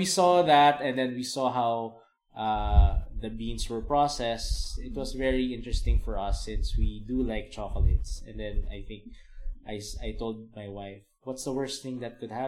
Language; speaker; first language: English; non-native, local second language; Filipino